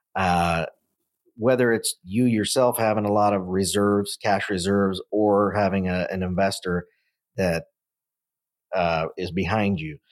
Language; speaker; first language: English; native; English